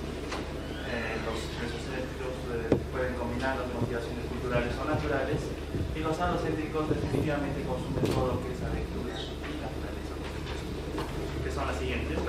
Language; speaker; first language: Spanish; native; Spanish